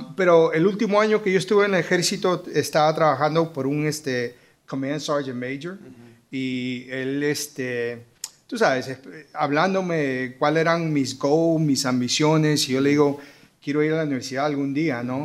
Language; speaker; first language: Spanish; early bilingual, heritage; Spanish